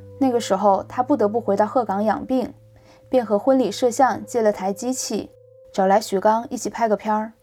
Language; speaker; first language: Chinese; native; Chinese